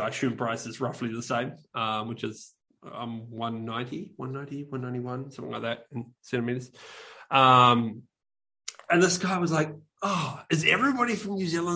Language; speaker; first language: English; native; English